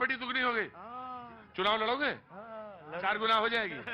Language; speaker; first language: Hindi; native; Hindi